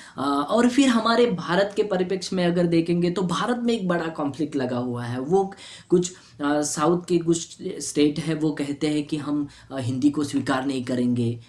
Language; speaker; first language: Hindi; non-native, local second language; Marathi